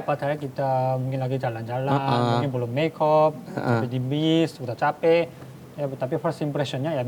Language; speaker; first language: Indonesian; non-native, fluent; Korean